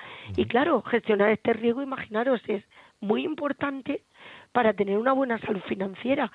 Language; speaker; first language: Spanish; native; Spanish